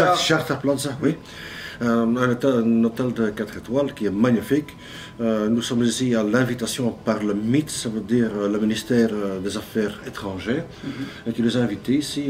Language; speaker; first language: French; non-native, local second language; Dutch